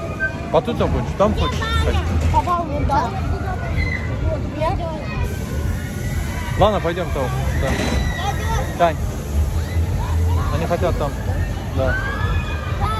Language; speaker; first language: Russian; non-native, learner; Turkish